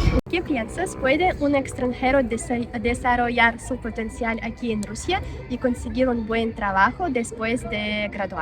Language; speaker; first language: Spanish; non-native, fluent; Russian